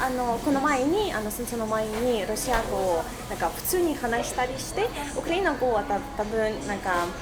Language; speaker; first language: Japanese; non-native, fluent; Russian